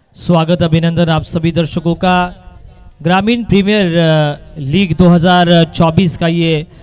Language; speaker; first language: Hindi; non-native, local second language; Marathi